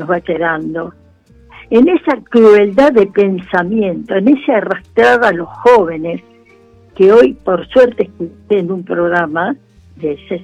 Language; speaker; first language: Spanish; native; Spanish